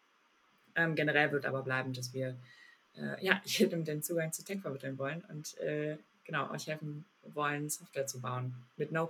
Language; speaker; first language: German; native; German